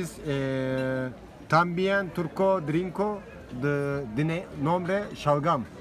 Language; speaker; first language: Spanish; non-native, learner; Turkish